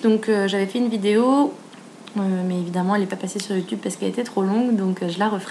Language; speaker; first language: French; native; French